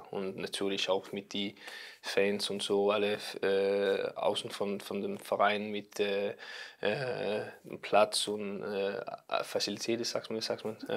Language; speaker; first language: German; non-native, learner; Danish